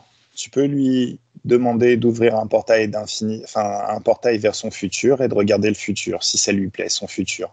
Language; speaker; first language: French; native; French